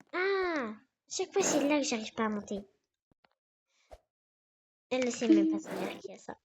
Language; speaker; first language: French; native; French